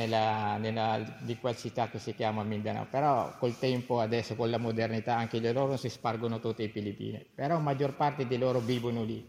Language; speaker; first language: Italian; non-native, fluent; Filipino